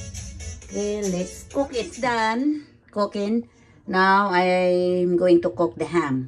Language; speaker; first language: English; non-native, learner; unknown